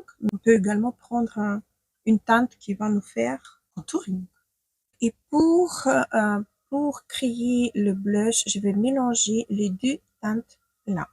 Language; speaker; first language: French; non-native, fluent; Ukrainian